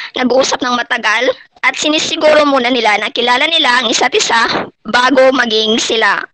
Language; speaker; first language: Filipino; non-native, local second language; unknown